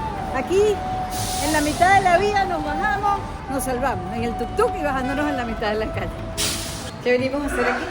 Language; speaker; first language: Spanish; native; Spanish